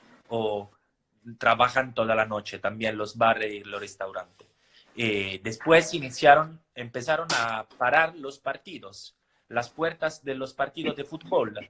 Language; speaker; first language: Spanish; non-native, fluent; Italian